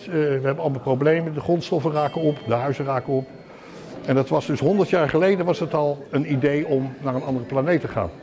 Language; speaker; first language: Dutch; native; Dutch